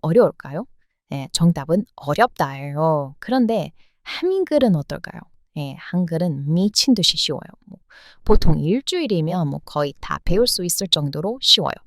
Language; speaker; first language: Korean; non-native, fluent; English